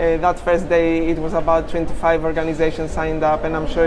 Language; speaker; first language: English; non-native, fluent; Greek